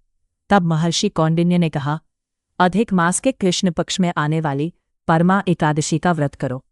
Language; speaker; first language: Hindi; native; Hindi